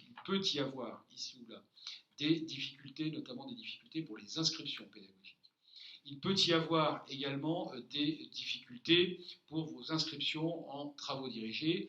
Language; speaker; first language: French; native; French